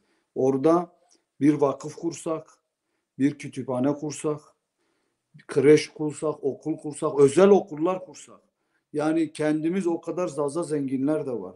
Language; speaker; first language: Turkish; non-native, local second language; Zaza